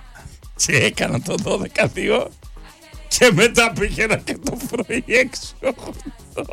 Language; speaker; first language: Greek; native; Greek